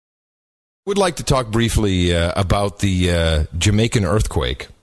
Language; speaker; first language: English; native; English